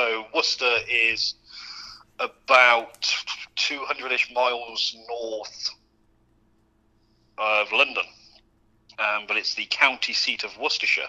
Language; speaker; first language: English; native; English